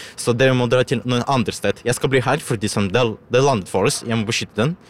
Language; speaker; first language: Norwegian; non-native, learner; Ukrainian